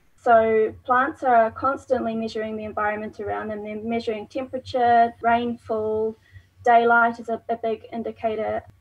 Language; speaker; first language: English; native; English